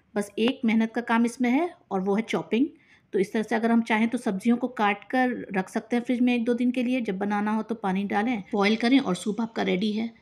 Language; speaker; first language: Hindi; native; Hindi